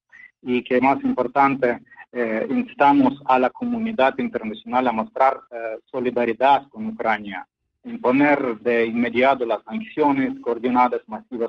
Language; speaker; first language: Spanish; non-native, fluent; Ukrainian